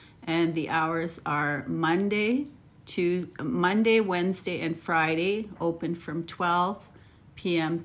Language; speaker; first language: English; early bilingual, other home language; Italian